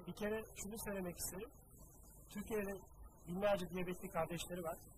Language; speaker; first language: Turkish; native; Turkish